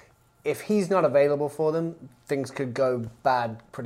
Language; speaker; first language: English; native; English